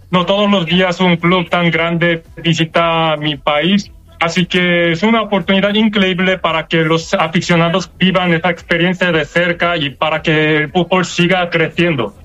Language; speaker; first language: Spanish; non-native, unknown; Korean